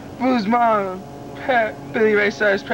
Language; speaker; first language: French; non-native, learner; English